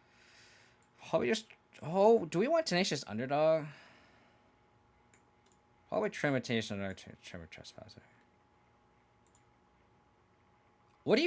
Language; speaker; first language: English; native; English